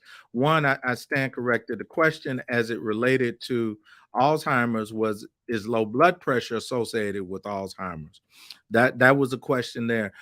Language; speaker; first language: English; native; English